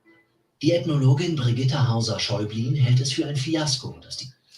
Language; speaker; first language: German; native; German